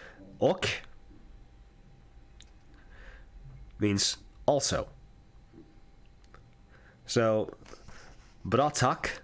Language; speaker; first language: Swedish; non-native, learner; English